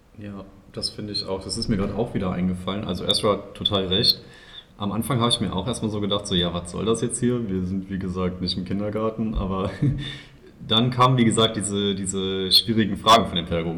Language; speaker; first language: German; native; German